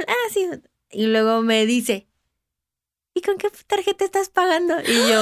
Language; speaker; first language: Spanish; native; Spanish